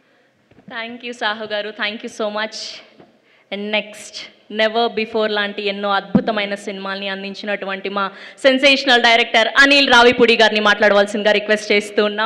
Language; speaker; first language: Telugu; native; Telugu